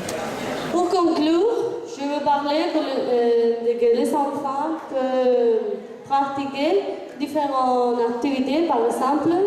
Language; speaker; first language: French; non-native, learner; Spanish